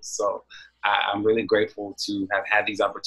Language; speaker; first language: English; native; English